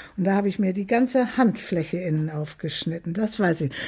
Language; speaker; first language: German; native; German